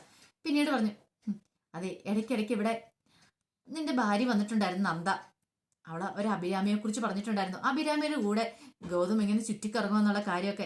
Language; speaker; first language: Malayalam; native; Malayalam